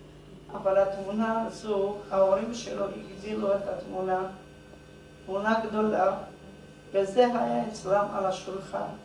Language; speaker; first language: Hebrew; non-native, fluent; Hungarian